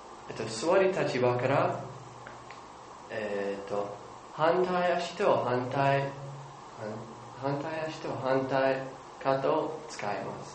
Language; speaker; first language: Japanese; non-native, learner; English